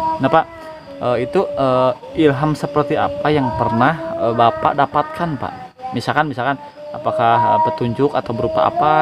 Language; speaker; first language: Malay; non-native, local second language; Sundanese